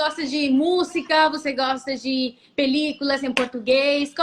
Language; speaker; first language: Portuguese; non-native, fluent; Spanish